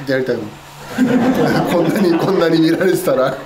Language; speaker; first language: Japanese; native; Japanese